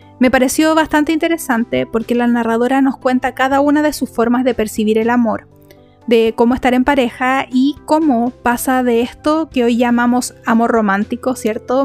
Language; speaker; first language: Spanish; native; Spanish